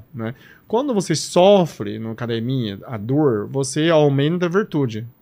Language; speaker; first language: Portuguese; non-native, fluent; Chinese